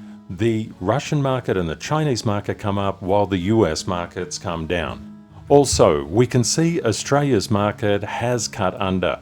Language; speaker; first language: English; native; English